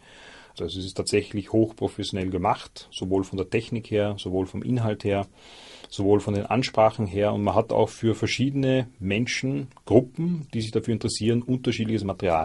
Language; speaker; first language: German; native; German